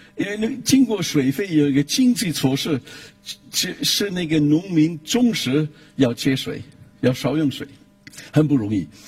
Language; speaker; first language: Chinese; non-native, fluent; German